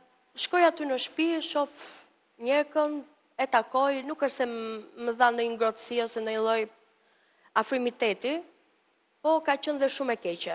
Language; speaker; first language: Albanian; early bilingual, heritage; Albanian